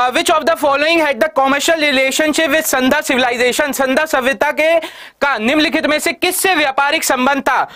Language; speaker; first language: Hindi; native; Hindi